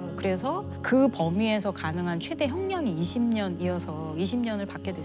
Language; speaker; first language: Korean; native; Korean